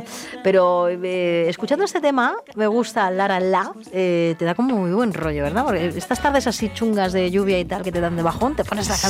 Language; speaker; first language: Spanish; native; Spanish